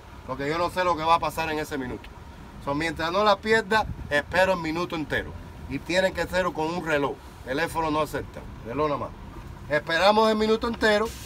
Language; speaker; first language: Spanish; native; Spanish